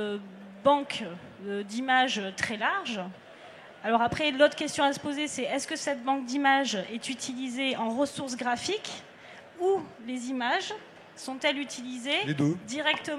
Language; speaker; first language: French; native; French